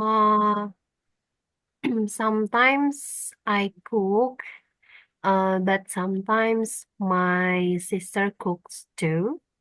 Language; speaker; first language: English; non-native, learner; Indonesian